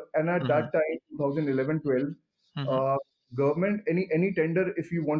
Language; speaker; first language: English; non-native, local second language; Hindi